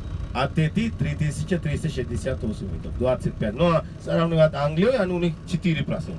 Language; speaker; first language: Russian; non-native, learner; Sinhala